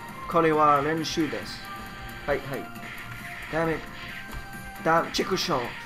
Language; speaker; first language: Japanese; non-native, learner; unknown